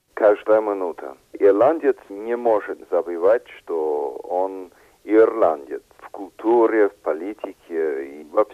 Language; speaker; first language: Russian; non-native, fluent; Irish